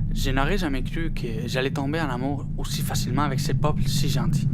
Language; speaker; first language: French; non-native, fluent; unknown